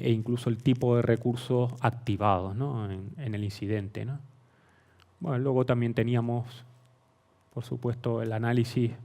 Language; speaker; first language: Spanish; native; Spanish